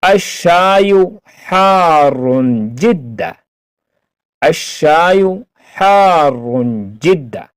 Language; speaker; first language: Arabic; non-native, fluent; Pashto